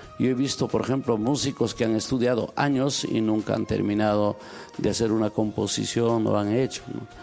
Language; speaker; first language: Spanish; non-native, local second language; Quechua